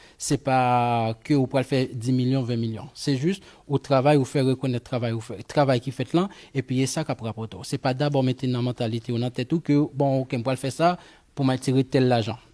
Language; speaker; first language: Haitian Creole; non-native, fluent; Spanish